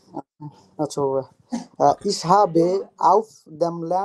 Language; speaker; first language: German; non-native, learner; Bangla